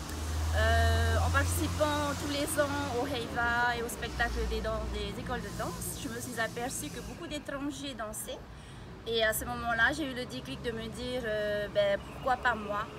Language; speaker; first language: French; native; French